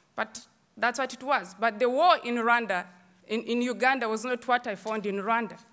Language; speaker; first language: English; non-native, local second language; Kinyarwanda